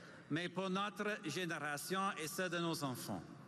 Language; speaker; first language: French; non-native, fluent; English